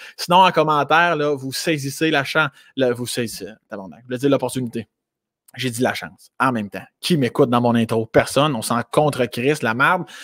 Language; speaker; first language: French; native; French